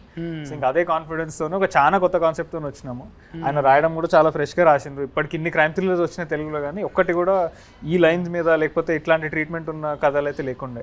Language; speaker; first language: Telugu; native; Telugu